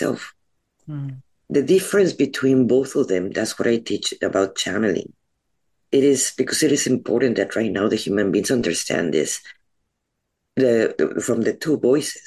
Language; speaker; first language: English; non-native, fluent; Spanish